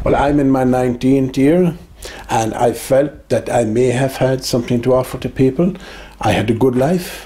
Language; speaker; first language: English; native; English